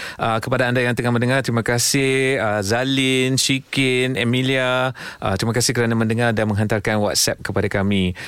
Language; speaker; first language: Malay; non-native, local second language; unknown